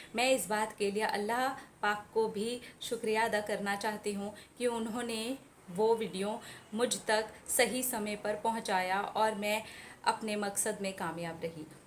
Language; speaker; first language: Hindi; native; Hindi